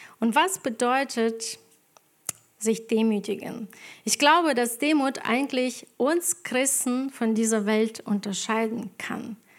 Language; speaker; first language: German; non-native, fluent; Ukrainian